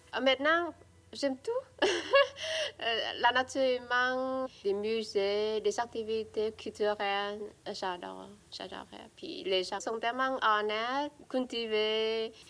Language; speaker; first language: French; non-native, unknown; Vietnamese